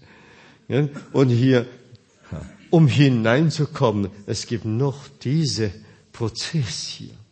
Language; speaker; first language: German; non-native, fluent; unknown